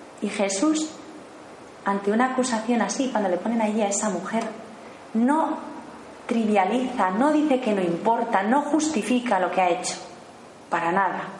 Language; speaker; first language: Spanish; native; Spanish